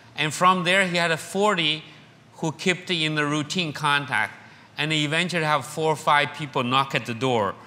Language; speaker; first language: English; non-native, fluent; Chinese